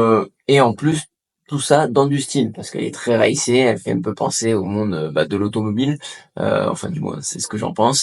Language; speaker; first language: French; native; French